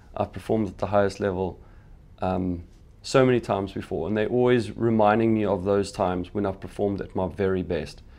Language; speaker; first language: English; native; English